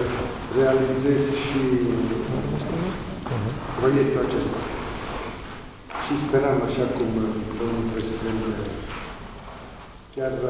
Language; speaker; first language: Romanian; non-native, learner; Italian